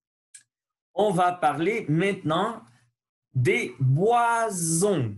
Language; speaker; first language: French; non-native, learner; Spanish